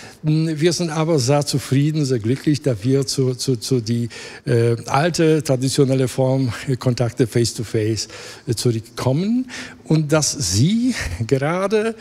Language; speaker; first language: German; non-native, fluent; Polish